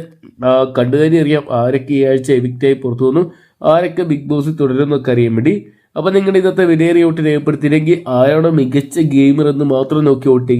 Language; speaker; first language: Malayalam; native; Malayalam